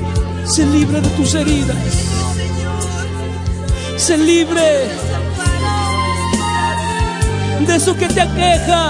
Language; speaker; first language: Spanish; native; Spanish